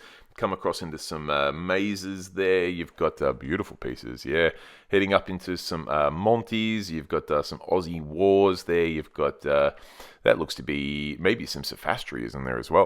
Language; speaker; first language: English; native; English